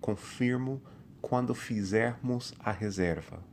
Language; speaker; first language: Portuguese; non-native, fluent; English